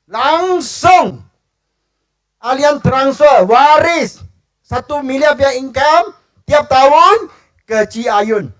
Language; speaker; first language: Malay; non-native, local second language; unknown